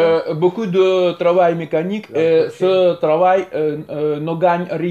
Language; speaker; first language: French; non-native, learner; Russian